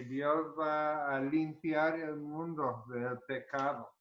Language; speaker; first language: Spanish; early bilingual, heritage; Spanish